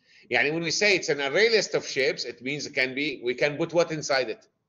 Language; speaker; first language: English; non-native, fluent; Arabic